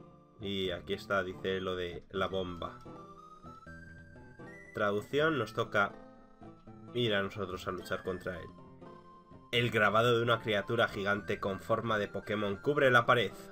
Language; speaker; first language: Spanish; native; Spanish